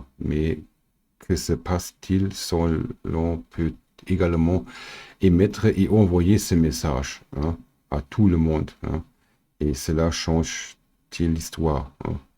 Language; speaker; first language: French; non-native, fluent; German